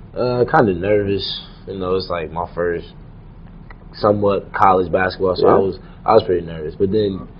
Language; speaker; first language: English; native; English